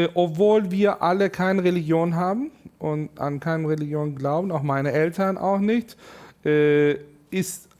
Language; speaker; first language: German; non-native, fluent; Turkish